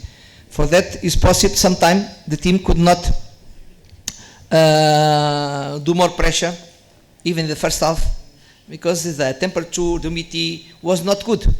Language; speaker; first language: English; non-native, learner; Portuguese